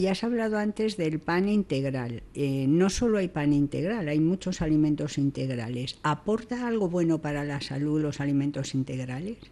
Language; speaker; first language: Spanish; native; Spanish